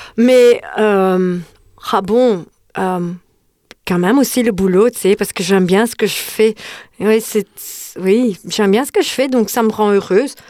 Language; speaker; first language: French; non-native, local second language; Dutch